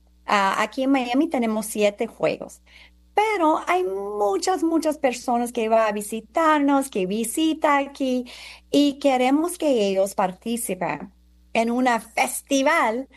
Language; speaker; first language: Spanish; non-native, fluent; English